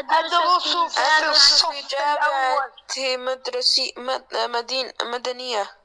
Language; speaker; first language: Arabic; non-native, learner; Urdu